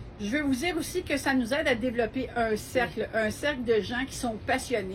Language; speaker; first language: French; native; French